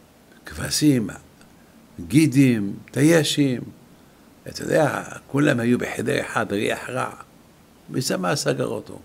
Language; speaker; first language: Hebrew; non-native, fluent; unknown